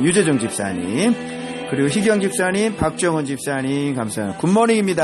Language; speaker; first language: Korean; native; Korean